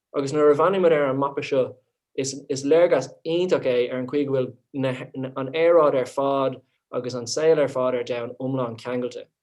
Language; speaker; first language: Irish; non-native, local second language; English